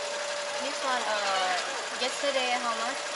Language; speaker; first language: English; non-native, learner; Thai